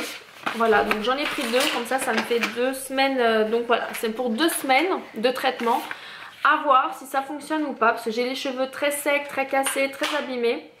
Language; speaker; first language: French; native; French